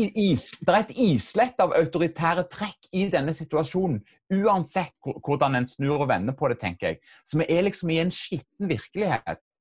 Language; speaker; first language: Norwegian; native; Norwegian